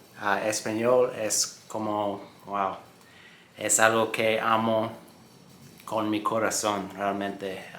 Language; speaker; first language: Spanish; non-native, fluent; English